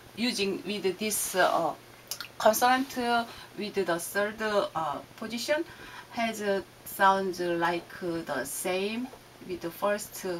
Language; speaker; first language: English; non-native, learner; Korean